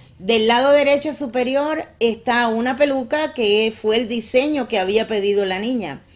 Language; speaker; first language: Spanish; native; Spanish